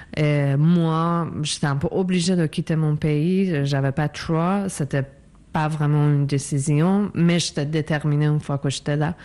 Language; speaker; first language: French; non-native, fluent; Persian